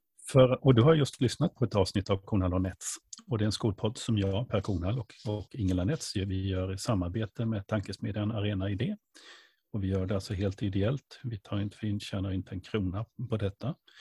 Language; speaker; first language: Swedish; native; Swedish